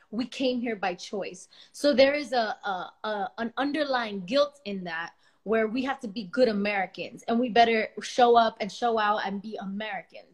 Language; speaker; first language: English; early bilingual, other home language; Spanish